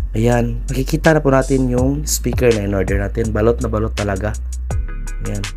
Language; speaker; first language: Filipino; non-native, local second language; Cebuano